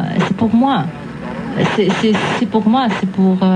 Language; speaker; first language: French; non-native, fluent; English